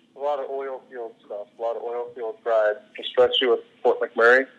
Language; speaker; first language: English; native; English